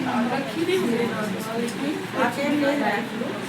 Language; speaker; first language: Telugu; non-native, learner; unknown